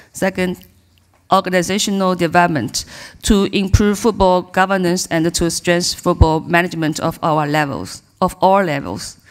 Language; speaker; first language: English; non-native, learner; Chinese